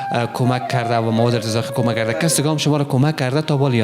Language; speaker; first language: Persian; native; Persian